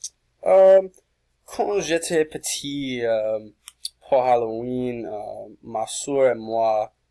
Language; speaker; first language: French; non-native, learner; English